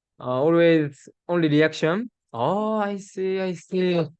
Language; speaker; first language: English; non-native, learner; Japanese